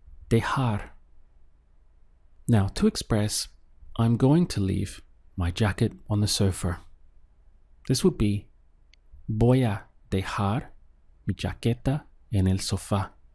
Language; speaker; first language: English; native; English